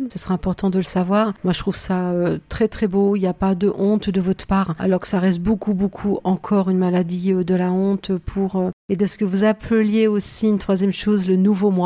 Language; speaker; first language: French; native; French